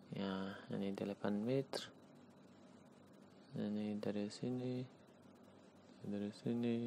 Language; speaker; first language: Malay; non-native, learner; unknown